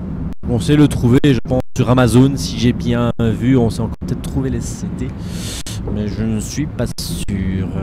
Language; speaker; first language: French; native; French